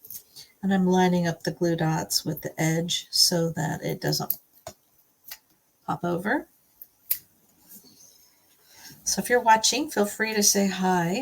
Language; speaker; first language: English; native; English